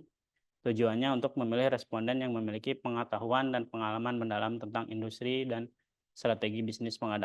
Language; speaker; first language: Indonesian; native; Indonesian